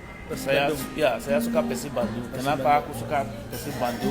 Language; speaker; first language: Indonesian; non-native, fluent; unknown